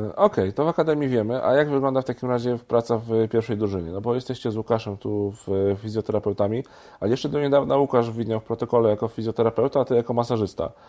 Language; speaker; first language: Polish; native; Polish